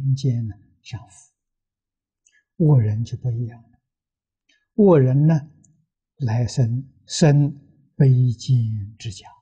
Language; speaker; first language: Chinese; native; Chinese